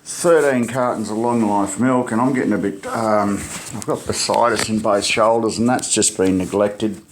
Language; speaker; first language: English; native; English